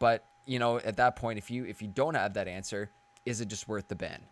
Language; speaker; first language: English; native; English